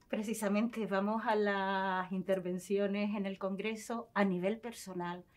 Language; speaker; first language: Spanish; native; Spanish